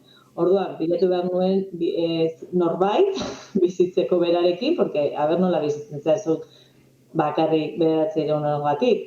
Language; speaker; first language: Basque; non-native, local second language; Spanish